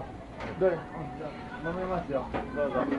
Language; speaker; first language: Japanese; native; Japanese